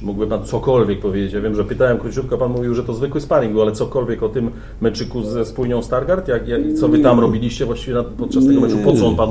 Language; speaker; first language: Polish; native; Polish